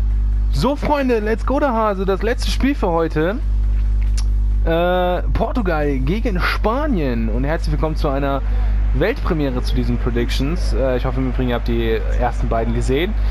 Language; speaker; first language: German; native; German